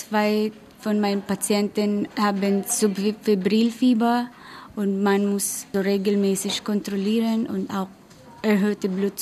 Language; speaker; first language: German; non-native, fluent; Filipino